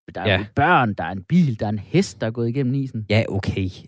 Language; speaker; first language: Danish; native; Danish